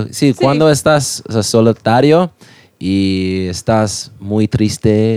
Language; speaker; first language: Spanish; non-native, learner; English